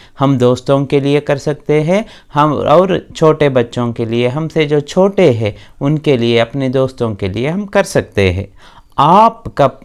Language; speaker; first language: Hindi; non-native, local second language; Kannada